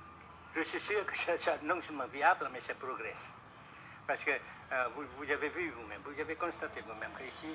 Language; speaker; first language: French; non-native, local second language; Vietnamese